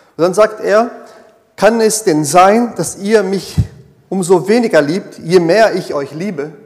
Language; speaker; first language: German; non-native, fluent; Portuguese